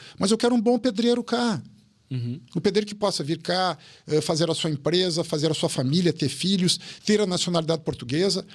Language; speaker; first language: Portuguese; native; Portuguese